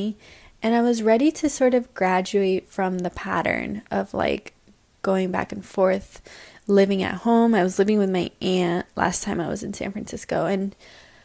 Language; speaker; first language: English; native; English